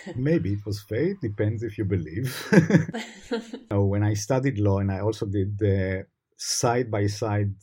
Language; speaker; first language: English; non-native, fluent; Hebrew